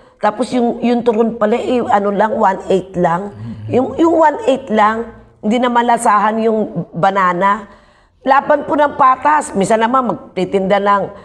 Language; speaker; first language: Filipino; native; Filipino